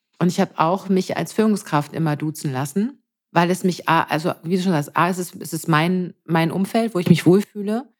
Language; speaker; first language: German; native; German